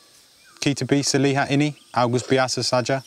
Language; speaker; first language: Indonesian; non-native, learner; English